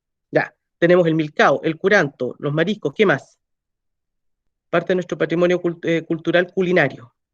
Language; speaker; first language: Spanish; native; Spanish